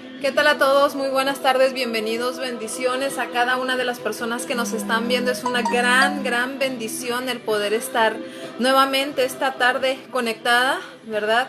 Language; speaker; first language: Spanish; native; Spanish